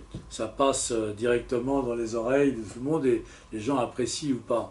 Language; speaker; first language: French; native; French